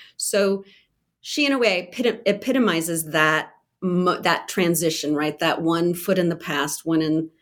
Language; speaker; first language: English; native; English